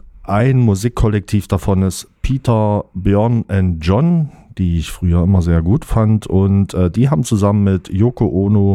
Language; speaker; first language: German; native; German